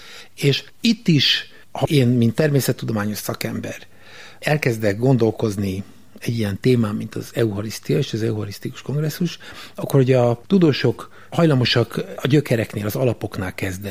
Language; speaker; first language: Hungarian; native; Hungarian